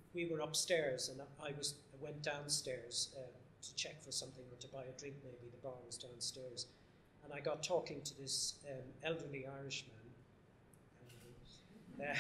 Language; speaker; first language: English; native; English